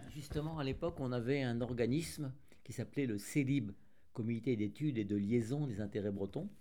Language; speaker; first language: French; native; French